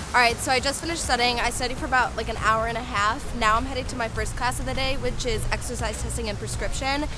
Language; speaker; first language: English; native; English